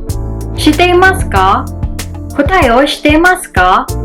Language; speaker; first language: Japanese; non-native, learner; Filipino